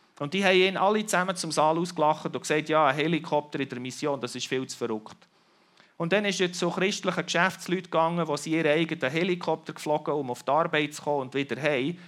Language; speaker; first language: German; native; German